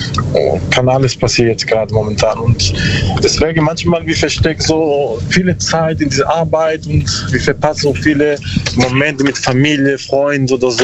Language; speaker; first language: German; non-native, learner; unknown